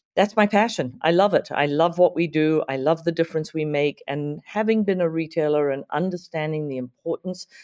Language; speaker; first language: English; native; English